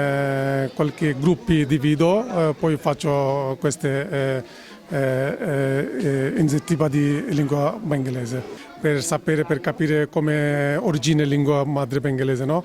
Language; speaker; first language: Italian; non-native, learner; Bangla